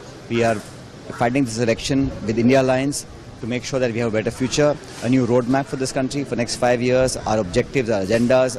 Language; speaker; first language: English; non-native, local second language; Hindi